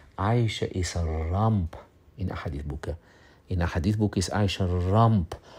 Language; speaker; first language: Dutch; early bilingual, other home language; Arabic